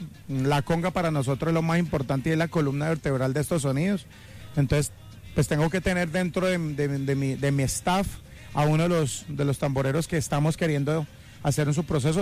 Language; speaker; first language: Spanish; native; Spanish